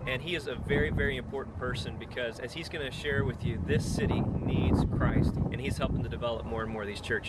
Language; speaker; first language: English; native; English